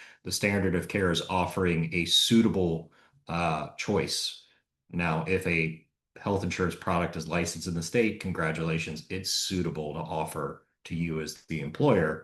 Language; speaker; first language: English; native; English